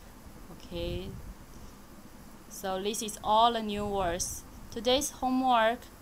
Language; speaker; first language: English; non-native, learner; Chinese